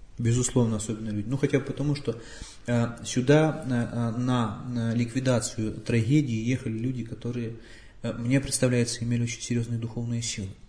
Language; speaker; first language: Russian; native; Russian